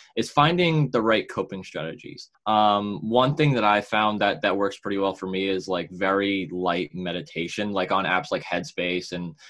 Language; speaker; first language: English; native; English